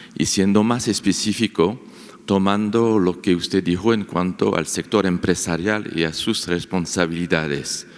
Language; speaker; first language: Spanish; non-native, fluent; French